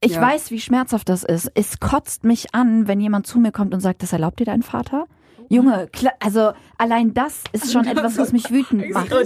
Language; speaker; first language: German; early bilingual, other home language; Arabic